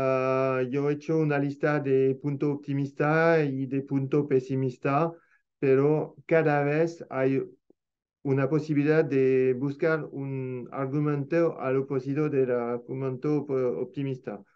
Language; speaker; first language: Spanish; non-native, fluent; French